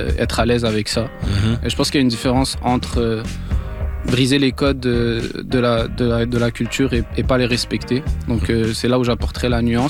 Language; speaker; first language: French; non-native, local second language; Arabic